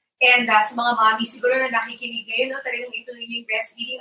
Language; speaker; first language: Filipino; non-native, local second language; Iloko